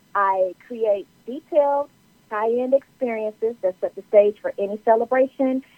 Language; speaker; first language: English; native; English